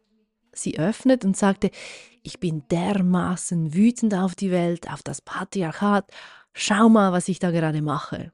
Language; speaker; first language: German; native; German